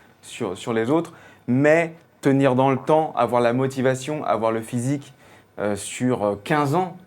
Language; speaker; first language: French; native; French